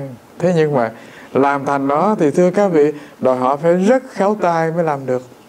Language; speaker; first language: Vietnamese; native; Vietnamese